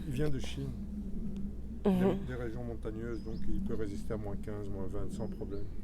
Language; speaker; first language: French; native; French